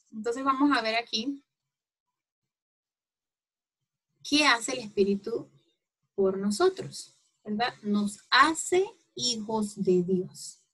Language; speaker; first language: Spanish; native; Spanish